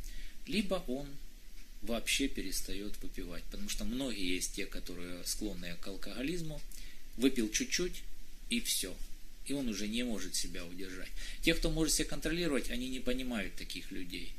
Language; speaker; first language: Russian; native; Russian